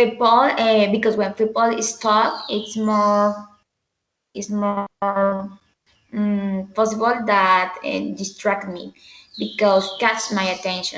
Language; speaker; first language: English; non-native, learner; Spanish